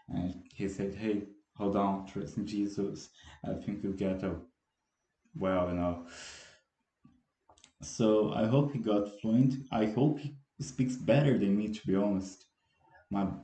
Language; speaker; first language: English; non-native, fluent; Portuguese